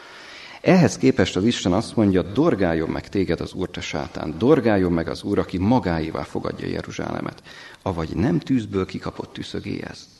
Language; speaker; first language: Hungarian; native; Hungarian